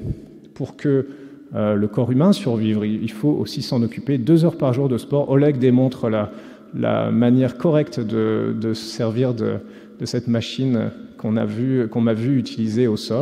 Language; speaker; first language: French; native; French